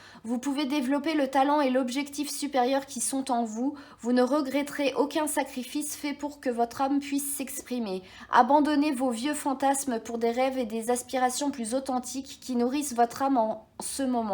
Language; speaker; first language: French; native; French